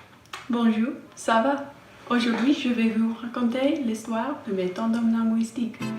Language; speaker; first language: French; non-native, learner; English